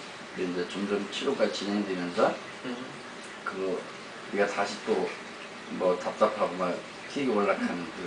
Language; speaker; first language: Korean; native; Korean